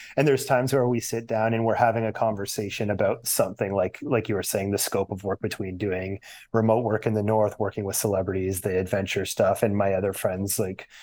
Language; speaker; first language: English; native; English